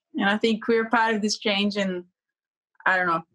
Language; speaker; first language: English; non-native, fluent; Portuguese